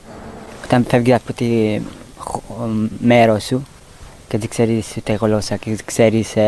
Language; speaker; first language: Greek; non-native, learner; Persian